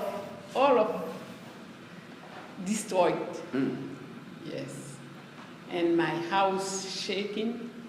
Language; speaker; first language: English; non-native, learner; Haitian Creole